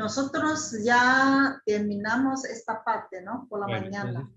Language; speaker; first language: Spanish; non-native, fluent; Chinese